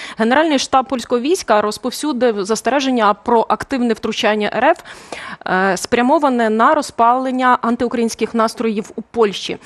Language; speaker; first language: Ukrainian; native; Ukrainian